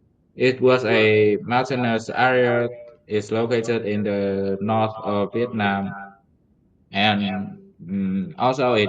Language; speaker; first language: English; non-native, learner; Vietnamese